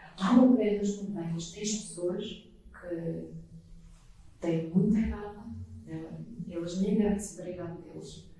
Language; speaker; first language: Portuguese; non-native, fluent; Russian